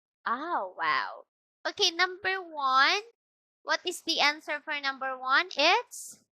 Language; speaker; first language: English; non-native, local second language; Filipino